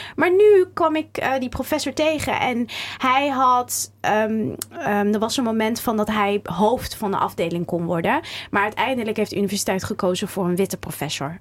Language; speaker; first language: Dutch; early bilingual, other home language; Somali